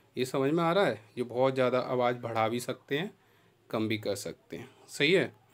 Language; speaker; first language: Hindi; native; Hindi